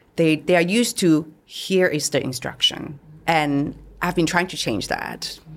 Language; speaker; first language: English; non-native, local second language; Cantonese